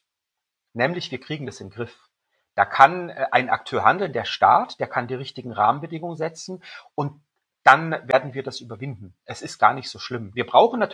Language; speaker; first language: German; native; German